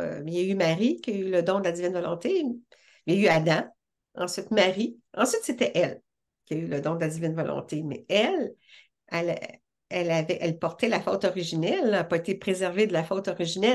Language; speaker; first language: French; native; French